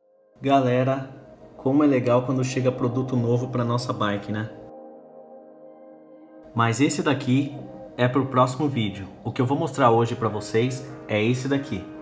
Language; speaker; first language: Portuguese; native; Portuguese